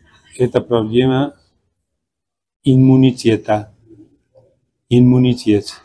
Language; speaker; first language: Russian; non-native, fluent; Spanish